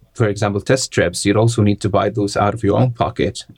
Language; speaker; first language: English; non-native, fluent; Arabic